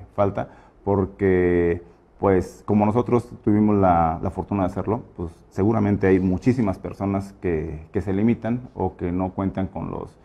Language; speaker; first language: Spanish; native; Spanish